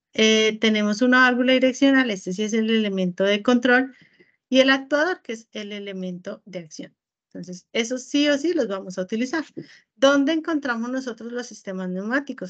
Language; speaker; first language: Spanish; native; Spanish